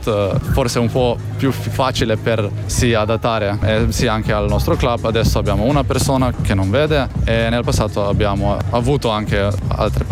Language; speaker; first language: Italian; non-native, learner; Slovenian